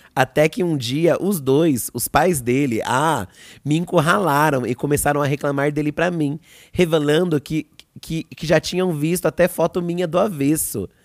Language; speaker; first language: Portuguese; native; Portuguese